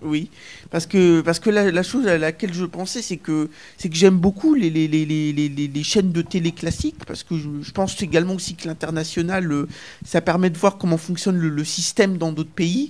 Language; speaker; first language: French; native; French